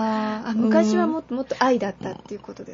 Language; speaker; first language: Japanese; native; Japanese